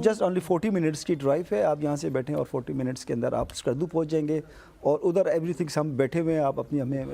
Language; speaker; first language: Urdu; non-native, local second language; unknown